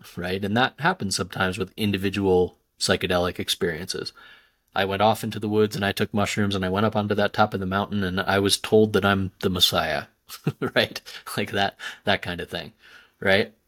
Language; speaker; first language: English; native; English